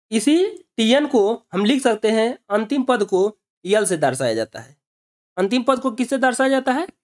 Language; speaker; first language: Hindi; native; Hindi